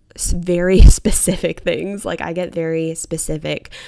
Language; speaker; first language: English; native; English